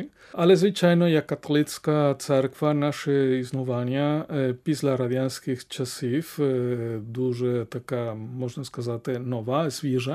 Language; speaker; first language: Ukrainian; non-native, fluent; Spanish